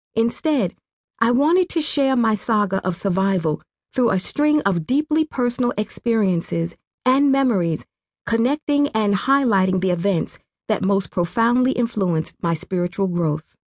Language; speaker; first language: English; non-native, local second language; Kinyarwanda